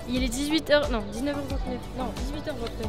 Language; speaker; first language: French; native; French